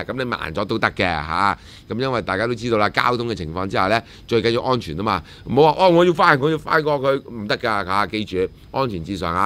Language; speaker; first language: Cantonese; native; Cantonese